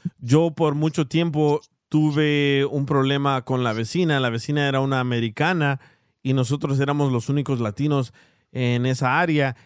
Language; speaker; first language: Spanish; early bilingual, heritage; Spanish